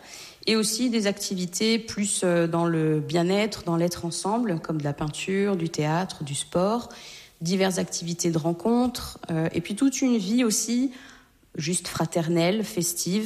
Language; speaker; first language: French; native; French